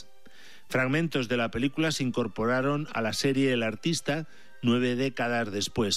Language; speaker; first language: Spanish; native; Spanish